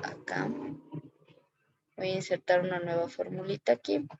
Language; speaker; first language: Spanish; native; Spanish